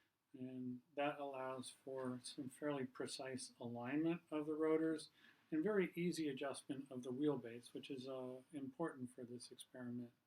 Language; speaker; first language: English; native; English